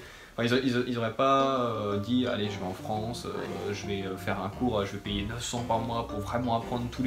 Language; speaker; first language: French; native; French